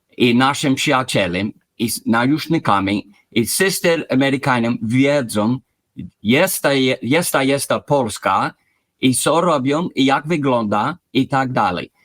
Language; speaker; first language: Polish; early bilingual, heritage; English